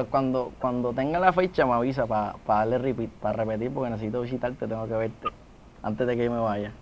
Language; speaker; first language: Spanish; native; Spanish